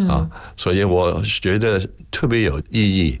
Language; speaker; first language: Chinese; non-native, local second language; Cantonese